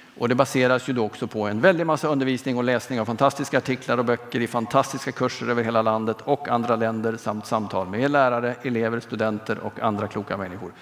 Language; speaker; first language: Swedish; native; Swedish